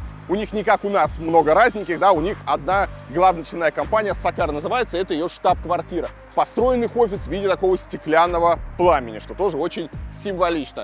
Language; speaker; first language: Russian; native; Russian